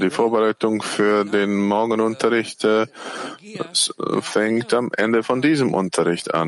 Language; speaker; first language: German; non-native, fluent; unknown